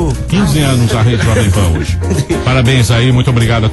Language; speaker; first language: Portuguese; native; Portuguese